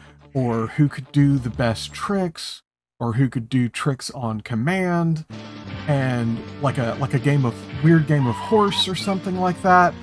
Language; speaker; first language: English; native; English